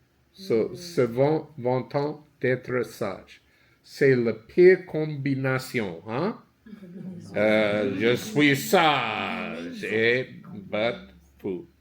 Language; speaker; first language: French; non-native, learner; English